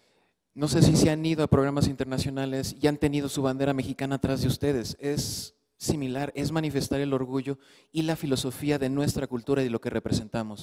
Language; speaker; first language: Spanish; native; Spanish